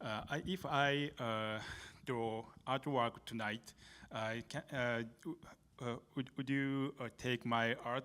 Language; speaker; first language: English; non-native, learner; Japanese